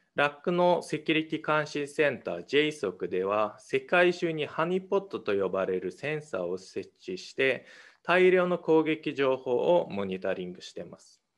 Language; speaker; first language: Japanese; non-native, fluent; Mongolian